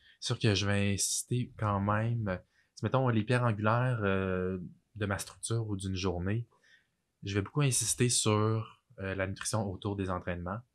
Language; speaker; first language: French; native; French